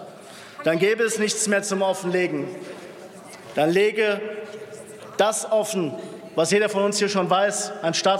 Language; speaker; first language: German; native; German